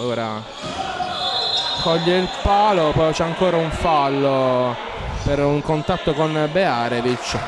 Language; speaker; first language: Italian; native; Italian